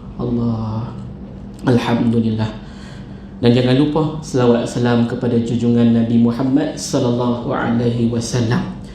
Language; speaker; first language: Malay; native; Malay